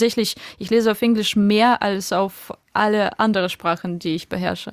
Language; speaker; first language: German; non-native, fluent; Russian